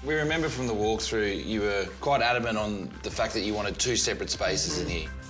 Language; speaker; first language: English; native; English